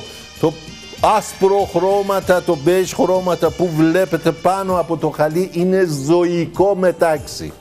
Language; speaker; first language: Greek; non-native, fluent; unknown